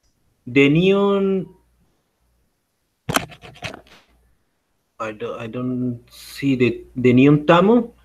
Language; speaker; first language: English; non-native, learner; Spanish